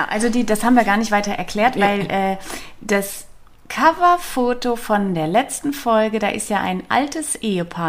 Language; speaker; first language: German; native; German